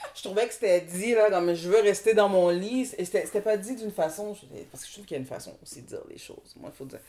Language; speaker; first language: French; native; French